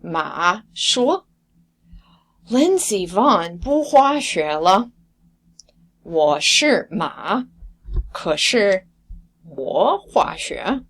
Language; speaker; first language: Chinese; non-native, fluent; English